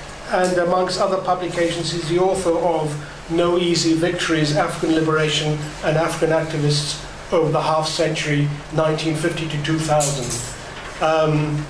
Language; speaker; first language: English; native; English